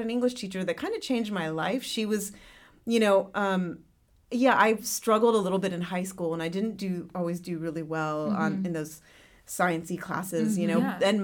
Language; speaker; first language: English; native; English